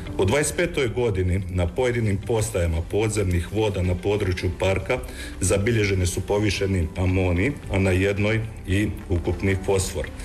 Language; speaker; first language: Croatian; native; Croatian